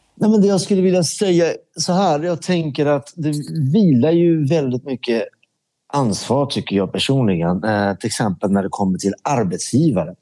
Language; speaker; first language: Swedish; early bilingual, other home language; Persian